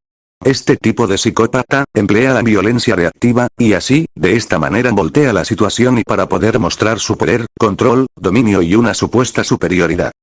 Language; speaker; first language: Spanish; native; Spanish